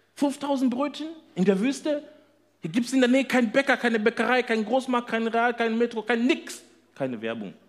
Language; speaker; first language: German; non-native, fluent; Swahili